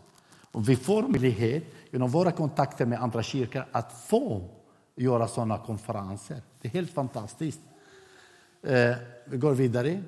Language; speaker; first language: Swedish; non-native, fluent; Arabic